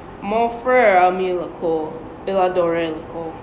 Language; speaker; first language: French; non-native, learner; English